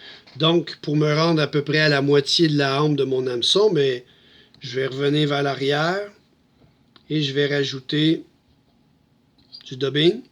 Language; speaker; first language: French; native; French